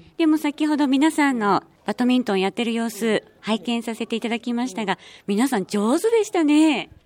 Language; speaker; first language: Japanese; native; Japanese